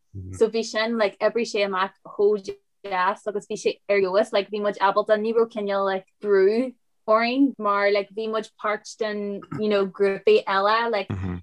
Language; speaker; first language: Irish; non-native, local second language; English